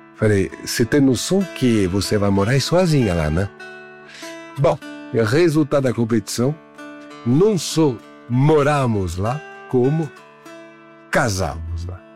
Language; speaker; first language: Portuguese; non-native, fluent; French